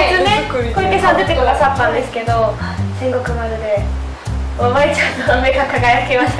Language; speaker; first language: Japanese; native; Japanese